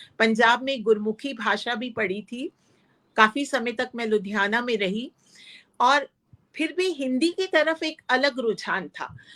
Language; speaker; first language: Hindi; non-native, local second language; Punjabi